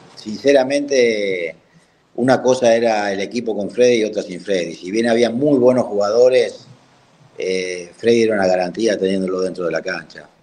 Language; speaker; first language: Spanish; native; Spanish